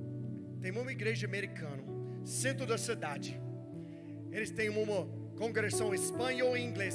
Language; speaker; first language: Portuguese; non-native, learner; English